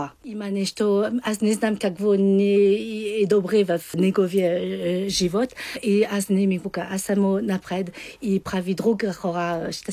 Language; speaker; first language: Bulgarian; non-native, learner; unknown